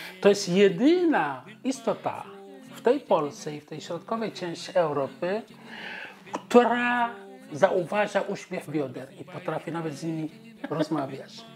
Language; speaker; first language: Polish; non-native, fluent; Wolof